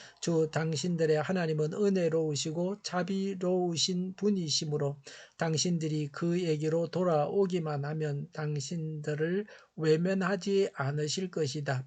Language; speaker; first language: Korean; native; Korean